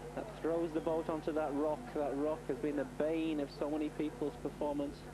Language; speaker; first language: English; native; English